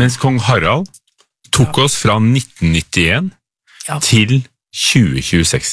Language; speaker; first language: Norwegian; native; Norwegian